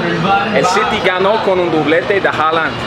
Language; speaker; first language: Spanish; non-native, learner; English